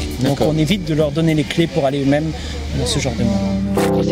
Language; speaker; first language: French; native; French